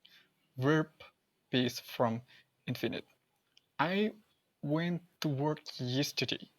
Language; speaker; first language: English; non-native, learner; Indonesian